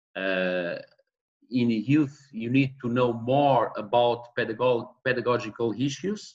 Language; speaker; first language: English; non-native, learner; Portuguese